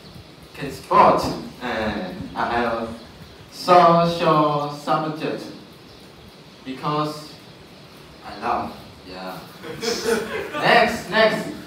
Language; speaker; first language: English; non-native, learner; Chinese